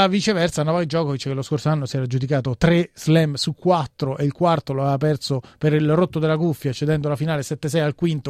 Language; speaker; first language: Italian; native; Italian